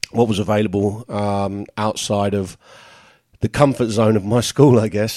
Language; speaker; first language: English; native; English